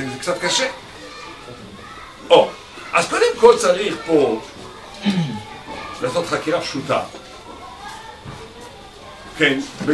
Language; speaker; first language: Hebrew; non-native, fluent; French